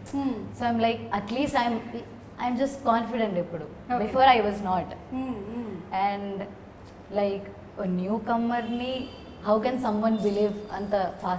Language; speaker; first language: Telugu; non-native, learner; Malayalam